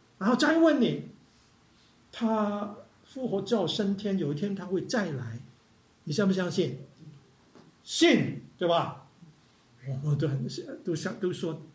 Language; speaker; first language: Chinese; non-native, local second language; Cantonese